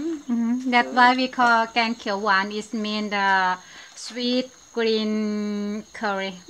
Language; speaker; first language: English; non-native, learner; Thai